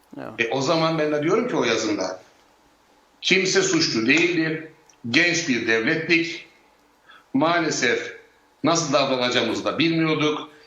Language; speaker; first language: Turkish; native; Turkish